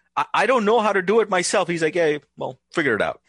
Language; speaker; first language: English; non-native, local second language; Hindi